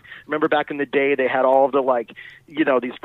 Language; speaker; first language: English; native; English